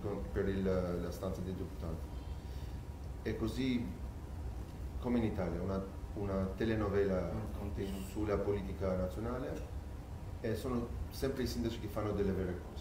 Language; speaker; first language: Italian; non-native, fluent; Albanian